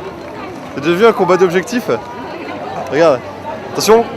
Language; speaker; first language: French; native; French